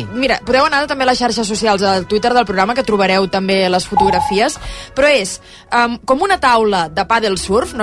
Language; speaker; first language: Catalan; native; Catalan